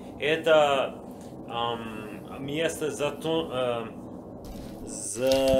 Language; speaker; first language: Russian; non-native, learner; English